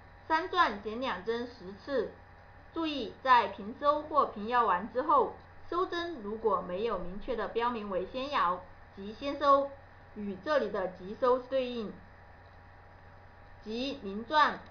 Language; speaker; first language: Chinese; native; Chinese